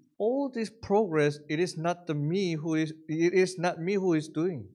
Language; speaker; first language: English; non-native, fluent; Korean